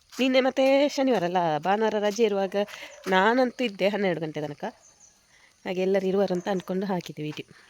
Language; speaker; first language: Kannada; non-native, local second language; Tulu